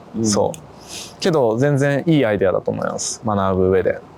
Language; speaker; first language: Japanese; native; Japanese